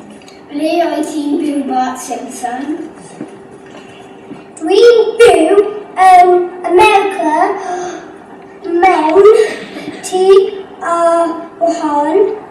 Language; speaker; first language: Welsh; non-native, learner; English